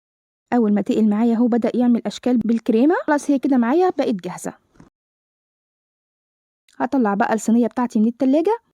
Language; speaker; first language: Arabic; native; Arabic